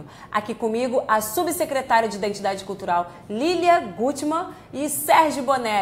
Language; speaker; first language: Portuguese; native; Portuguese